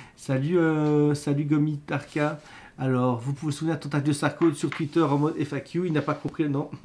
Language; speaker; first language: French; native; French